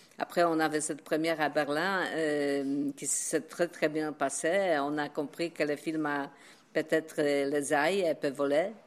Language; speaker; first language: French; non-native, fluent; Polish